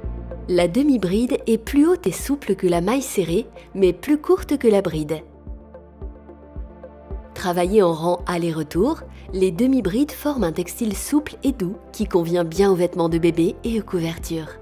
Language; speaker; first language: French; native; French